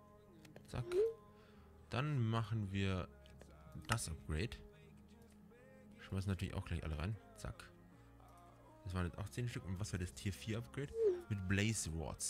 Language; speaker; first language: German; native; German